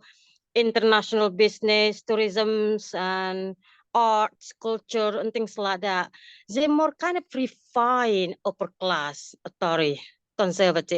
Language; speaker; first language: English; non-native, fluent; Indonesian